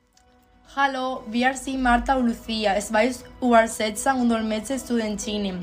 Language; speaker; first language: German; non-native, learner; Spanish